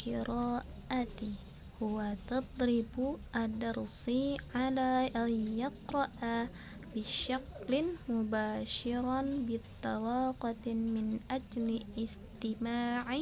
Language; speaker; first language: Arabic; non-native, learner; Indonesian